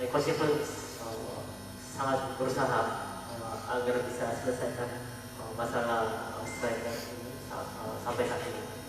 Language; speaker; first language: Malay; non-native, fluent; Korean